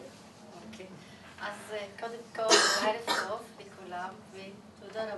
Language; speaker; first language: Hebrew; non-native, local second language; Arabic